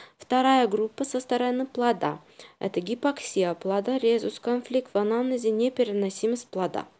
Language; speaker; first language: Russian; non-native, local second language; Uzbek